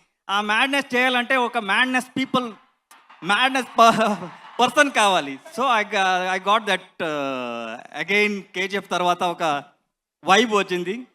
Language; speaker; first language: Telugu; non-native, learner; Kannada